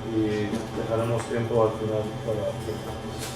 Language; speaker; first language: Spanish; early bilingual, heritage; Spanish